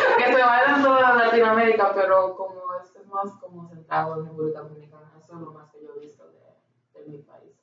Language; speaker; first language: Spanish; early bilingual, heritage; Spanish